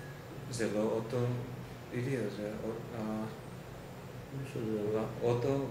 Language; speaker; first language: Hebrew; non-native, learner; Finnish